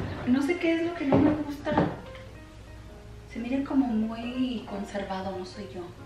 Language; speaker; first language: Spanish; early bilingual, heritage; Spanish